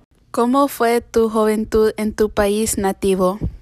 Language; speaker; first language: Spanish; early bilingual, heritage; Spanish